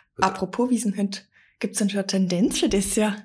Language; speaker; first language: German; native; German